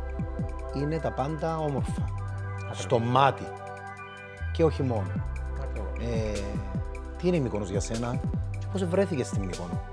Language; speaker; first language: Greek; native; Greek